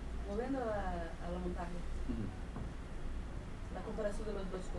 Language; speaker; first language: Spanish; non-native, learner; Portuguese